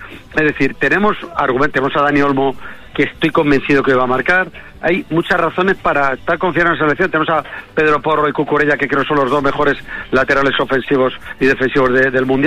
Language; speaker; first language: Spanish; native; Spanish